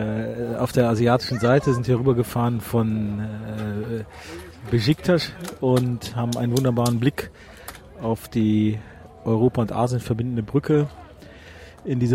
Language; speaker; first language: German; native; German